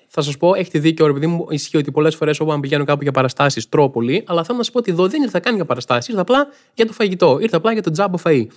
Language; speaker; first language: Greek; native; Greek